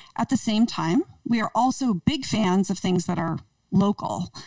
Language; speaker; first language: English; native; English